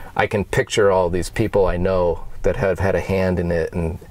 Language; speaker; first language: English; native; English